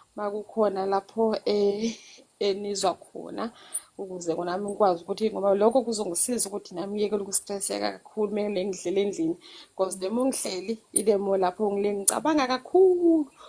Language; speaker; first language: Zulu; non-native, local second language; Xhosa